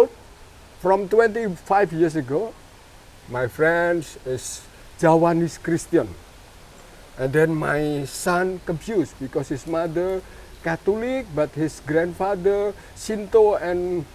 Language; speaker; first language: English; non-native, learner; Indonesian